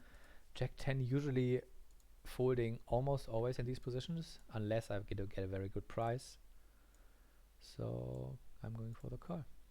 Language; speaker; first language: English; non-native, fluent; German